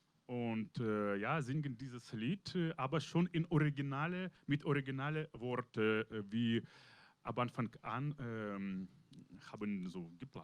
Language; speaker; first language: German; non-native, learner; Russian